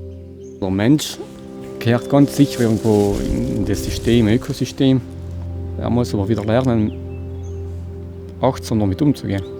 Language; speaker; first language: German; native; German